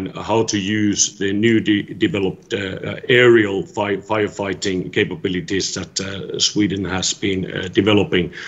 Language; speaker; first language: English; non-native, fluent; Finnish